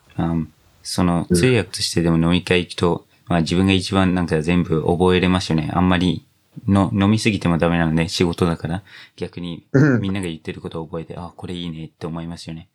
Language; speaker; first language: Japanese; non-native, fluent; English